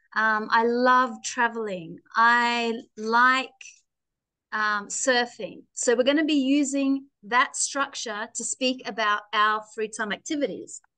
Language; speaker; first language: English; native; English